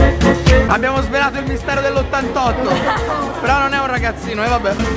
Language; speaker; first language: Italian; native; Italian